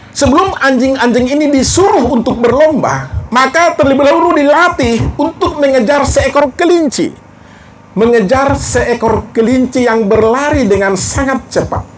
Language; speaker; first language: Indonesian; non-native, local second language; Batak Toba